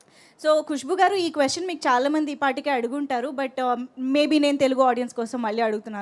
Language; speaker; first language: Telugu; native; Telugu